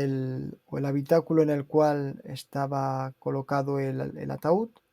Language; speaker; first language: Spanish; native; Spanish